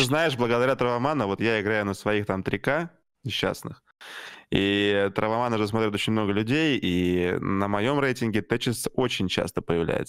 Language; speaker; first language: Russian; native; Russian